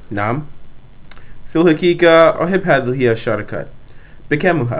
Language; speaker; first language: Arabic; non-native, learner; English